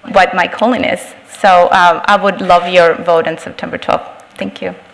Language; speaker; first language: English; non-native, fluent; Spanish